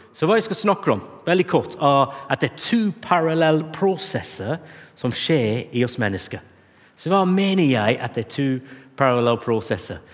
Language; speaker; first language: Norwegian; non-native, fluent; English